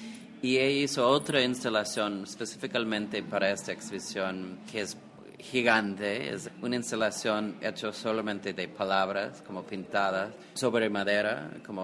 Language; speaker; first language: Spanish; non-native, fluent; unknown